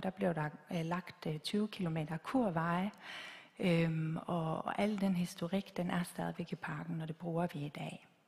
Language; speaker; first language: Danish; native; Danish